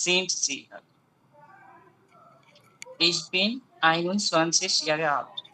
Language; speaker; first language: German; non-native, learner; Bangla